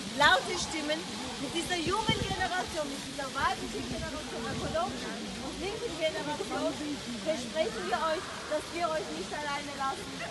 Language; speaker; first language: German; native; German